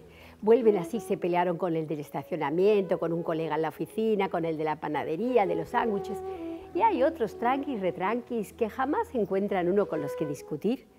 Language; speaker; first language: Spanish; native; Spanish